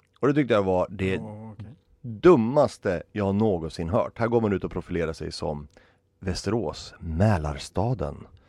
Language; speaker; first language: Swedish; native; Swedish